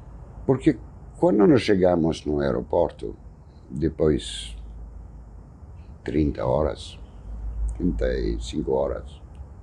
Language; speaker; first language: Portuguese; non-native, fluent; French